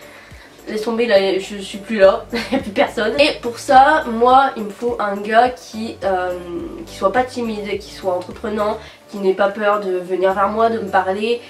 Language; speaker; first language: French; native; French